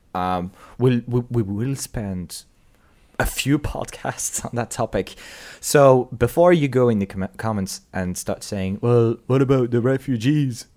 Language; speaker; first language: English; non-native, fluent; French